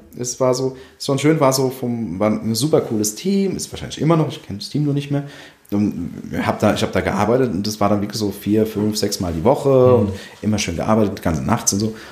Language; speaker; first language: German; early bilingual, other home language; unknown